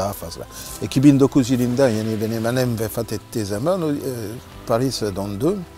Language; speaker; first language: Turkish; non-native, learner; French